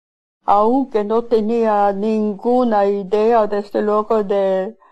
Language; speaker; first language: Spanish; non-native, fluent; Swiss German